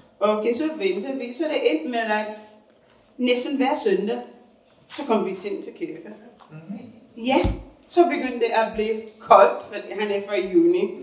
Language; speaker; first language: Danish; non-native, fluent; English